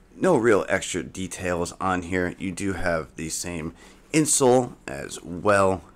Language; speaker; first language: English; native; English